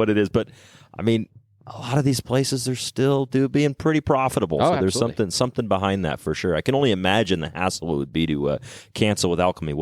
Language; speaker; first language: English; native; English